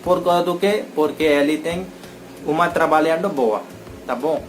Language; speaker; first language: Portuguese; non-native, learner; Hindi